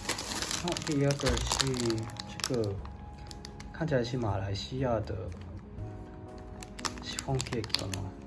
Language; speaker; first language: Chinese; non-native, fluent; Japanese